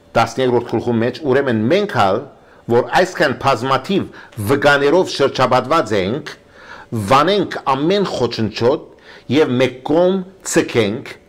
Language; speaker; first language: Armenian; early bilingual, heritage; Armenian